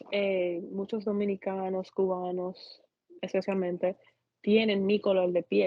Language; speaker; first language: Spanish; non-native, fluent; English